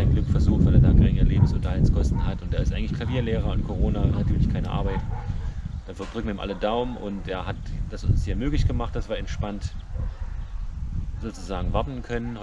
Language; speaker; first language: German; native; German